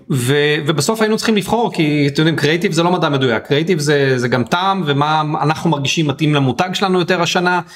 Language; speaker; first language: Hebrew; native; Hebrew